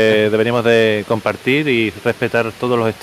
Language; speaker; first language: Spanish; native; Spanish